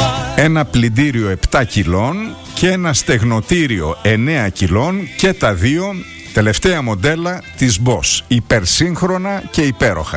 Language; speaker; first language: Greek; native; Greek